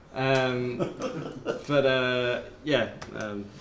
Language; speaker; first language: English; native; English